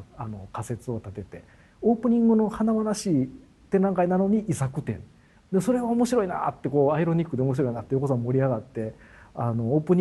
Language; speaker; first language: Japanese; native; Japanese